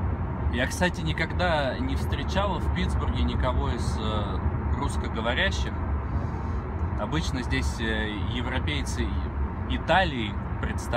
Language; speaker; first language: Russian; native; Russian